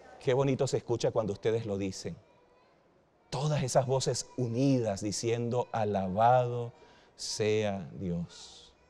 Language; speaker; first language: Spanish; native; Spanish